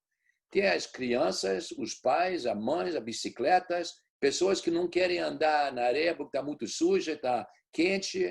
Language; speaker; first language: Portuguese; early bilingual, heritage; Portuguese